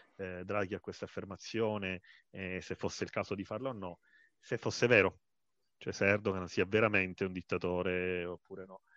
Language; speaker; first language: Italian; native; Italian